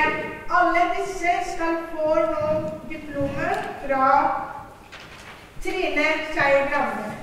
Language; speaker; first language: Norwegian; non-native, fluent; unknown